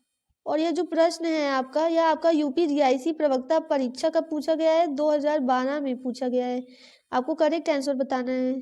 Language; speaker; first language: Hindi; native; Hindi